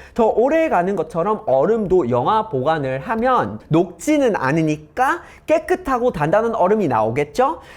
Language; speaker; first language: Korean; non-native, fluent; English